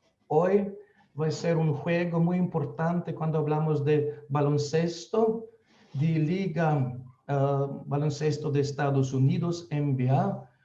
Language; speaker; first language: Spanish; non-native, fluent; Slovenian